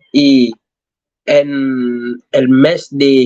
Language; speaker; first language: Spanish; non-native, learner; French